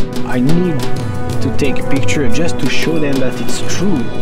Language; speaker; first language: English; non-native, fluent; French